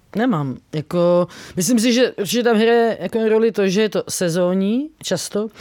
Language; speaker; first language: Czech; native; Czech